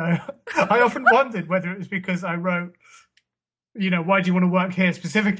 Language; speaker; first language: English; native; English